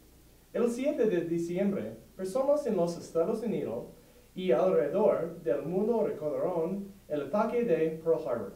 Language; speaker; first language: Spanish; non-native, learner; English